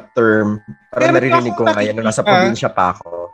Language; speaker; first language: Filipino; native; Filipino